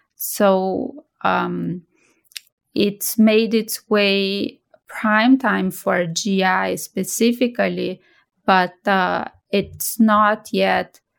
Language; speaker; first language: English; non-native, fluent; Portuguese